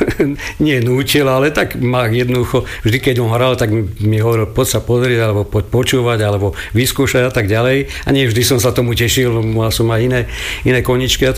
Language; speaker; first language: Slovak; native; Slovak